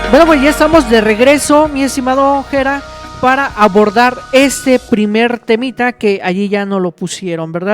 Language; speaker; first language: Spanish; native; Spanish